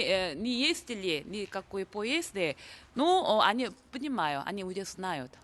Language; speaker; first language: Russian; non-native, fluent; Korean